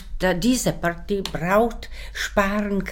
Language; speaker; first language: German; non-native, learner; Czech